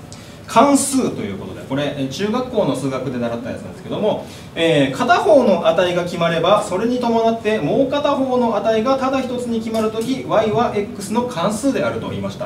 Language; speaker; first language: Japanese; native; Japanese